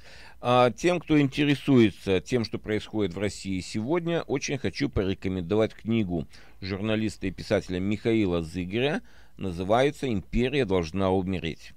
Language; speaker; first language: Russian; native; Russian